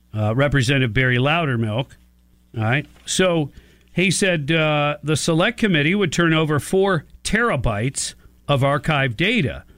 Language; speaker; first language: English; native; English